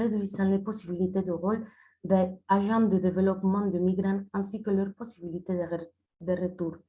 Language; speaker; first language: French; non-native, fluent; Spanish